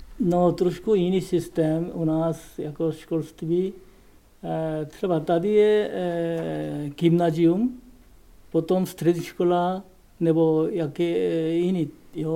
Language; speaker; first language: Czech; non-native, learner; Korean